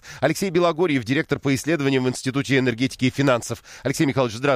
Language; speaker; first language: Russian; native; Russian